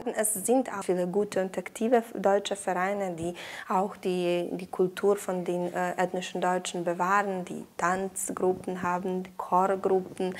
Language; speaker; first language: German; early bilingual, heritage; German